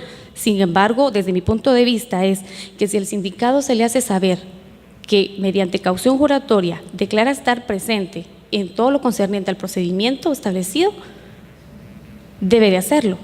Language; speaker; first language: Spanish; native; Spanish